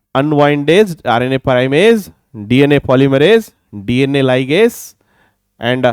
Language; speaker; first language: English; non-native, local second language; Kannada